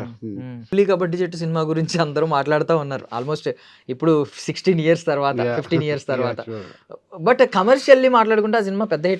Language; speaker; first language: Telugu; native; Telugu